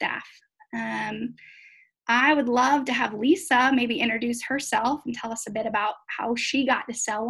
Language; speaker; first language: English; native; English